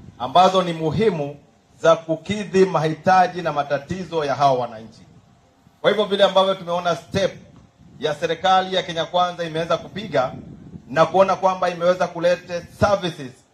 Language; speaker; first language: Swahili; native; Swahili